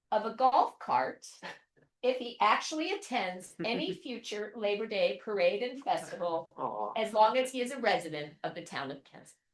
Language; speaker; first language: English; native; English